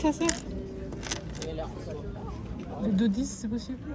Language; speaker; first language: French; non-native, fluent; Chinese